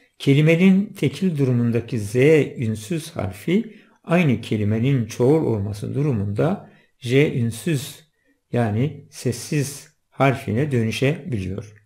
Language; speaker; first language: Turkish; non-native, local second language; Zaza